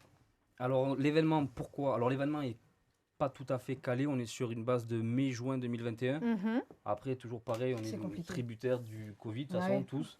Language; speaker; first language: French; native; French